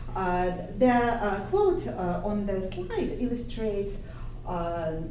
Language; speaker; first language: English; non-native, fluent; Ukrainian